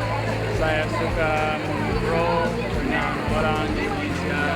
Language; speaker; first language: Indonesian; non-native, learner; Japanese